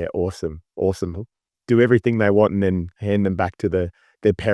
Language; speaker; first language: English; native; English